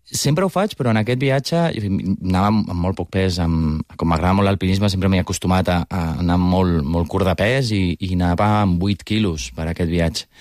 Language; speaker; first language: Catalan; native; Catalan